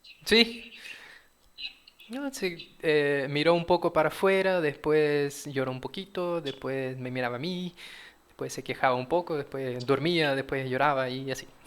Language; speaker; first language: Spanish; early bilingual, heritage; Portuguese